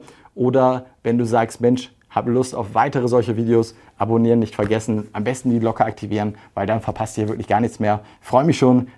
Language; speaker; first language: German; native; German